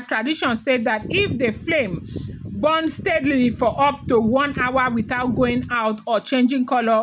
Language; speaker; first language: English; non-native, local second language; Yoruba